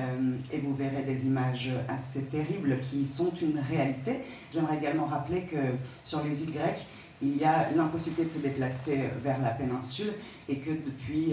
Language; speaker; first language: French; native; French